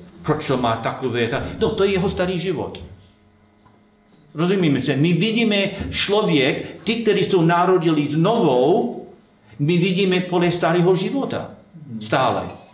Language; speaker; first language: Czech; non-native, fluent; Slovak